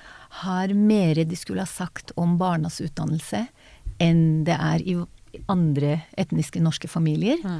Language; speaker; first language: Norwegian; non-native, fluent; Hebrew